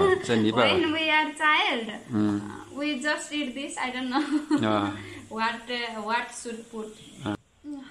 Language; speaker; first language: English; non-native, learner; Nepali